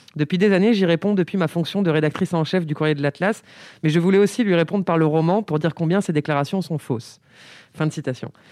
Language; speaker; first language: French; native; French